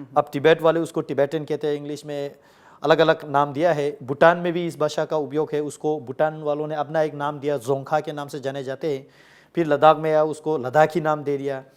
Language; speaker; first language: Hindi; non-native, local second language; Ladakhi